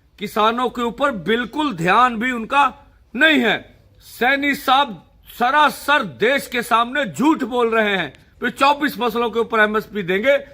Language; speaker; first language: Hindi; non-native, local second language; Punjabi